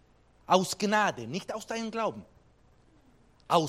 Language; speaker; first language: German; non-native, fluent; Spanish